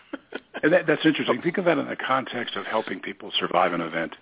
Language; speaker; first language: English; native; English